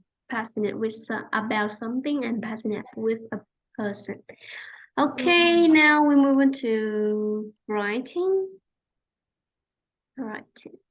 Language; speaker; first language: English; non-native, fluent; Vietnamese